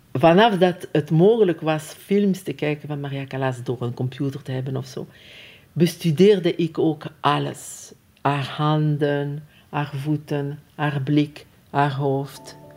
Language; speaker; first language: Dutch; non-native, fluent; French